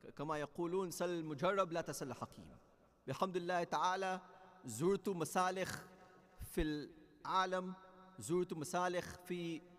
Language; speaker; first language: Arabic; non-native, fluent; English